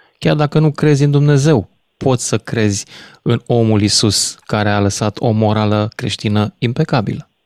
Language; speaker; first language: Romanian; native; Romanian